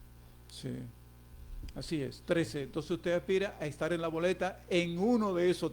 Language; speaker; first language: Spanish; native; Spanish